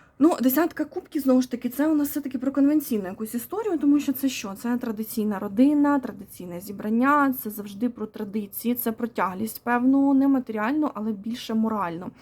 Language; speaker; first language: Ukrainian; non-native, local second language; Russian